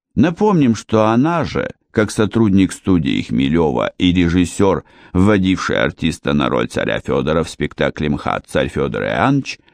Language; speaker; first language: Russian; native; Russian